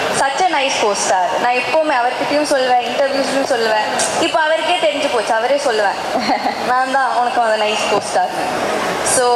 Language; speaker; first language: Tamil; non-native, local second language; Malayalam